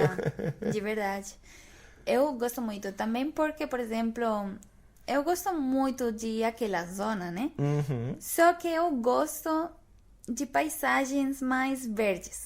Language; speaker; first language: Portuguese; non-native, fluent; Spanish